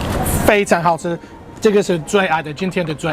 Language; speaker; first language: Chinese; non-native, fluent; English